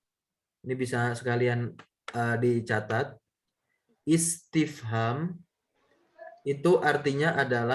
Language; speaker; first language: Indonesian; native; Indonesian